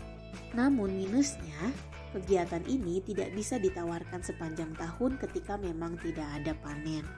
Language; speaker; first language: Indonesian; native; Indonesian